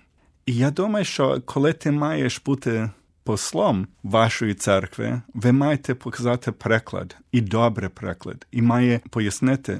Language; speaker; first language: Ukrainian; early bilingual, heritage; Ukrainian